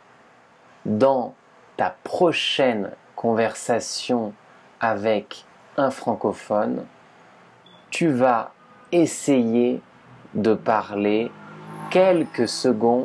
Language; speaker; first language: French; native; French